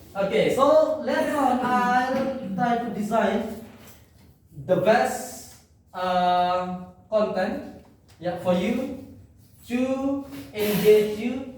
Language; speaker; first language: English; non-native, fluent; Indonesian